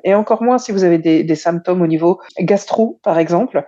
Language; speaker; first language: French; native; French